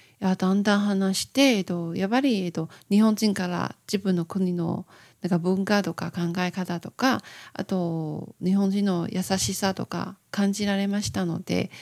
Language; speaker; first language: Japanese; non-native, learner; Chinese